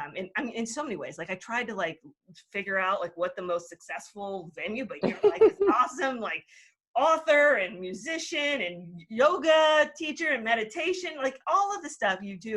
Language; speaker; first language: English; native; English